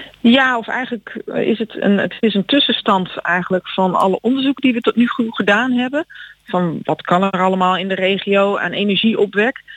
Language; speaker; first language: Dutch; native; Dutch